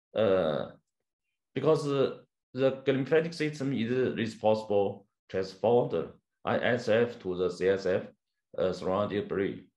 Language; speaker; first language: English; non-native, learner; Chinese